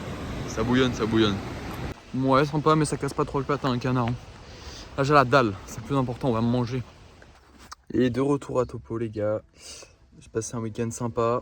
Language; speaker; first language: French; native; French